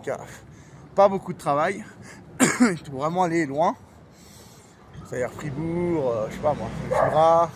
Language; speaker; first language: French; native; French